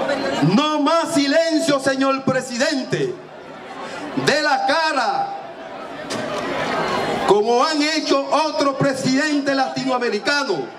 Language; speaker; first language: Spanish; native; Spanish